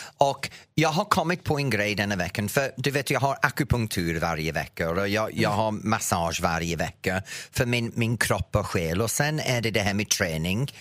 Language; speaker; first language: Swedish; non-native, fluent; English